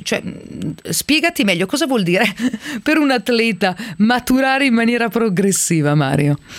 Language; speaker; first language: Italian; native; Italian